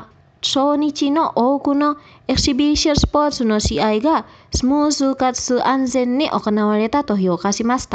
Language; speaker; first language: Japanese; non-native, fluent; Indonesian